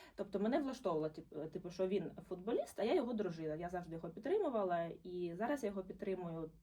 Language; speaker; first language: Ukrainian; non-native, local second language; Russian